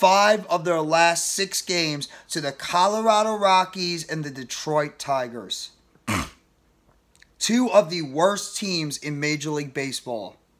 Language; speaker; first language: English; native; English